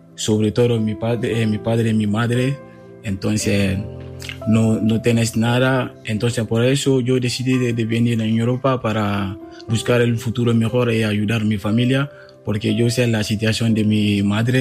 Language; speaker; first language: Spanish; non-native, learner; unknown